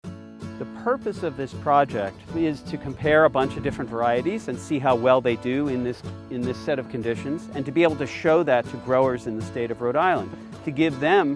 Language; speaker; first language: English; native; English